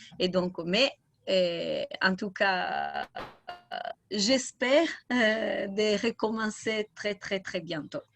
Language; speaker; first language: French; non-native, fluent; Italian